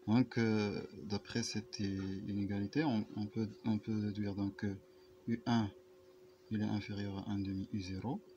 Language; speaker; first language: French; non-native, local second language; Arabic